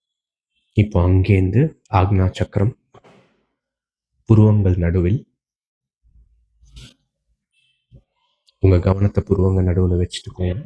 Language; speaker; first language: Tamil; native; Tamil